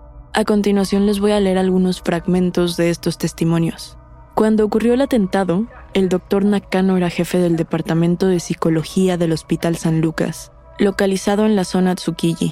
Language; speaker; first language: Spanish; native; Spanish